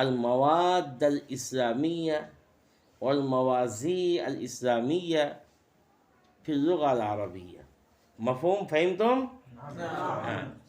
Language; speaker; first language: Arabic; non-native, fluent; Bangla